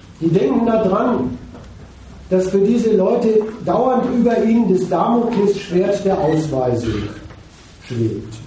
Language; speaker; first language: German; native; German